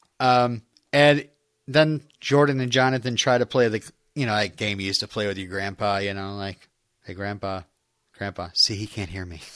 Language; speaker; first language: English; native; English